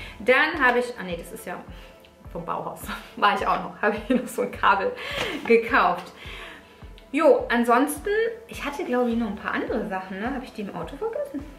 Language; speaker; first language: German; early bilingual, other home language; Italian